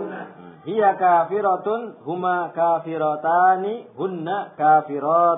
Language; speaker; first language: Arabic; non-native, learner; Indonesian